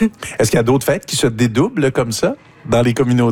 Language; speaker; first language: French; native; French